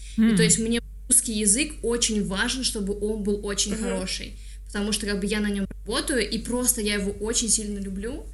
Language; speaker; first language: Russian; native; Russian